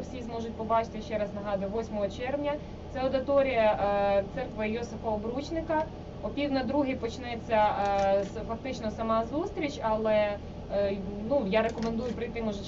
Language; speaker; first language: Ukrainian; native; Ukrainian